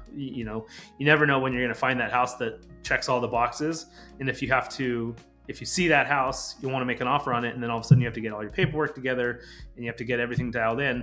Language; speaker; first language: English; native; English